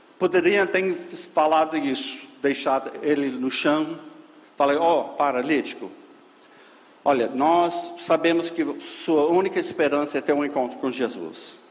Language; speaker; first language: Portuguese; non-native, fluent; English